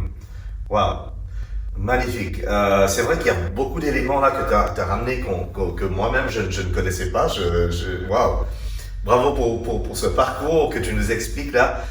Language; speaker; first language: French; native; French